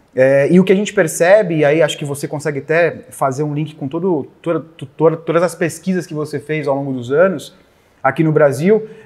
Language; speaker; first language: Portuguese; native; Portuguese